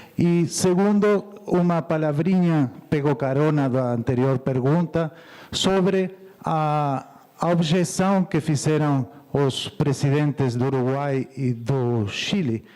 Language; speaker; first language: Portuguese; non-native, fluent; Spanish